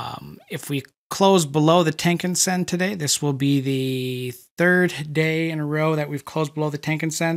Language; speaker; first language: English; native; English